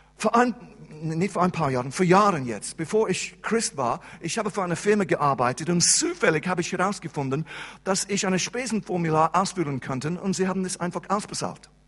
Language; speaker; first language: German; non-native, fluent; English